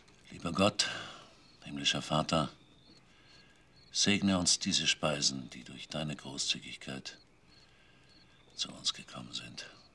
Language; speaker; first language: German; native; German